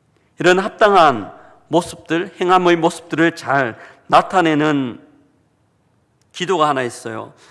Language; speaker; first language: Korean; native; Korean